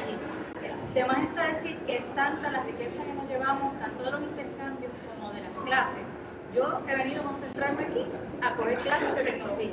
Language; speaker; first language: Spanish; native; Spanish